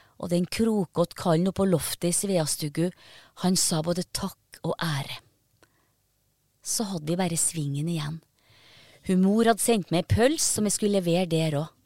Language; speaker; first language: Norwegian; native; Norwegian